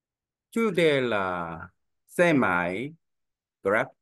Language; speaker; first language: Vietnamese; non-native, learner; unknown